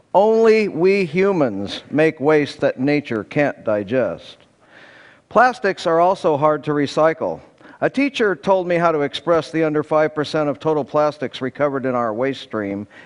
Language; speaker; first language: English; native; English